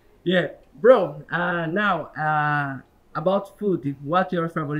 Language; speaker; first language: English; non-native, learner; Portuguese